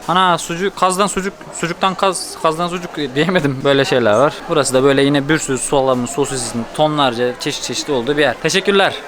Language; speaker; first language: Turkish; native; Turkish